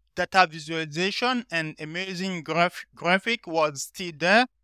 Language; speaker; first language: English; non-native, learner; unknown